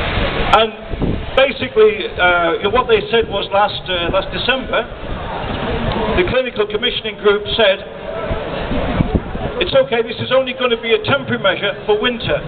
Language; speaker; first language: English; native; English